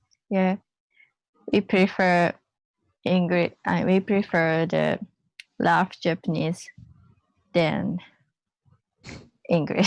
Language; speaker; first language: English; non-native, learner; Japanese